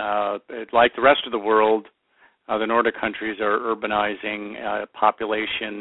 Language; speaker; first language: English; native; English